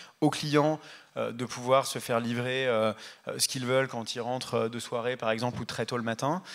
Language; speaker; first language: French; native; French